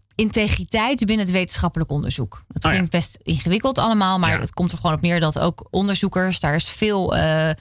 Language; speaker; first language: Dutch; native; Dutch